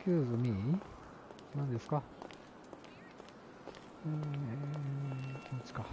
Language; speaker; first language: Japanese; native; Japanese